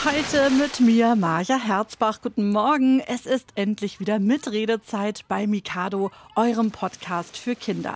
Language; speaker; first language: German; native; German